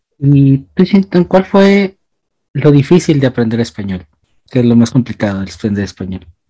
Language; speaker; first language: Spanish; native; Spanish